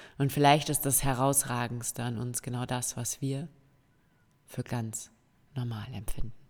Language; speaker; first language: German; native; German